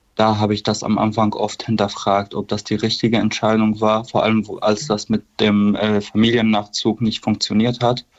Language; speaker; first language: German; non-native, fluent; Arabic